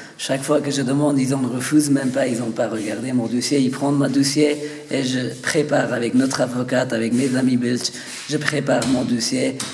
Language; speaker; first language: French; non-native, learner; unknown